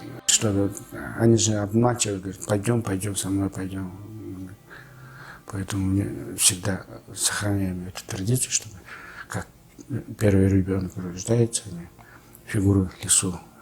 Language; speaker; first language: Russian; non-native, fluent; Mongolian